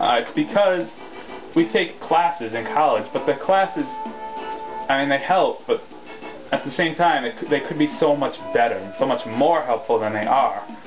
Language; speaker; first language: English; native; English